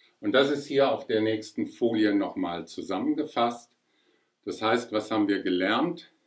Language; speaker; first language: German; native; German